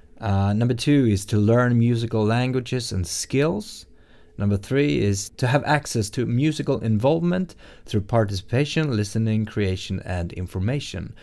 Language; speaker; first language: English; non-native, fluent; Swedish